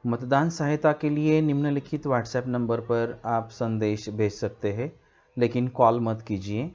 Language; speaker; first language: Hindi; non-native, local second language; Marathi